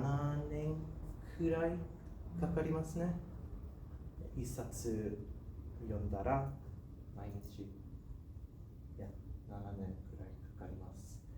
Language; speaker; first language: Japanese; non-native, learner; English